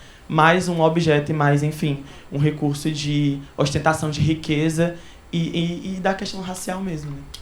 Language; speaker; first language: Portuguese; native; Portuguese